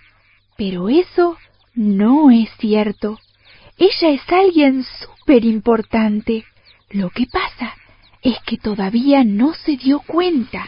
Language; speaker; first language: Spanish; native; Spanish